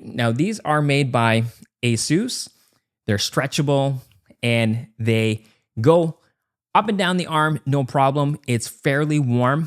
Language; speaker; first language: English; native; English